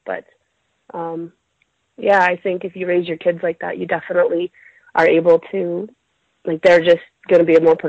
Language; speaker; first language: English; native; English